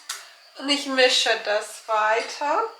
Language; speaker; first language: German; non-native, learner; Turkish